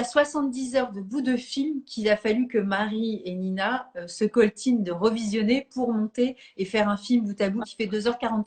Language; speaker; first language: French; native; French